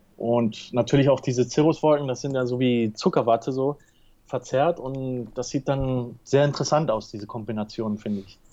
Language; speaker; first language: German; early bilingual, heritage; Spanish